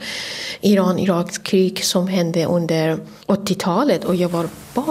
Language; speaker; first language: Swedish; non-native, fluent; Persian